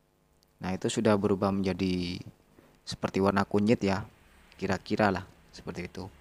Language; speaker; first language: Indonesian; non-native, local second language; Madurese